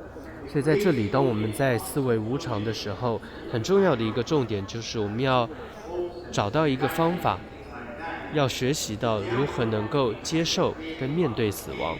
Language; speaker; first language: Chinese; native; Chinese